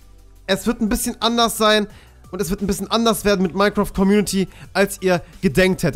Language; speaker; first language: German; native; German